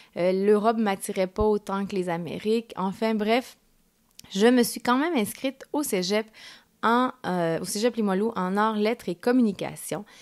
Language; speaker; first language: French; early bilingual, other home language; Spanish